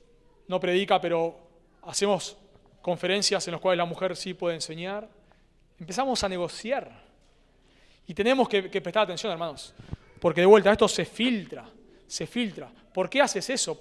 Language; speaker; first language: Spanish; native; Spanish